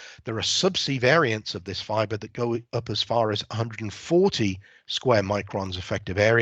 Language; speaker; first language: English; native; English